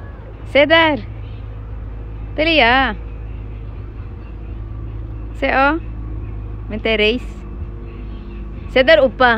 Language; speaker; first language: Norwegian; non-native, learner; Filipino